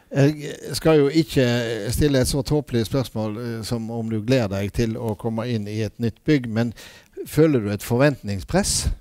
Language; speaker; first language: Norwegian; native; Norwegian